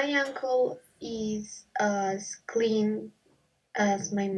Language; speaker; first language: English; non-native, learner; Spanish